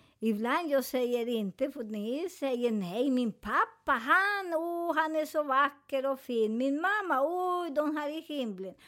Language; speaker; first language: Swedish; non-native, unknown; Spanish